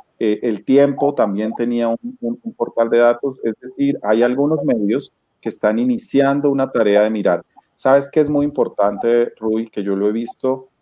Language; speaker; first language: Spanish; native; Spanish